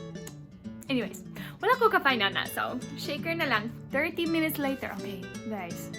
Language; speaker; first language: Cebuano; non-native, local second language; English